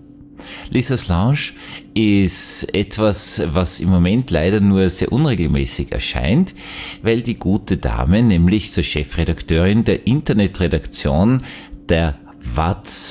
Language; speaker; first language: German; native; German